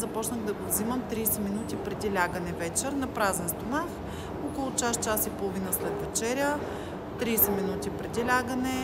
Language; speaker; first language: Bulgarian; native; Bulgarian